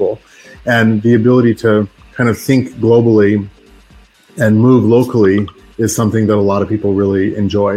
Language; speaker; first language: English; native; English